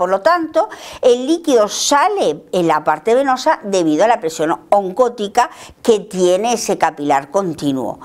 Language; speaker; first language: Spanish; native; Spanish